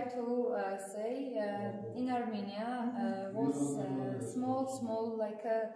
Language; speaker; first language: English; non-native, learner; Armenian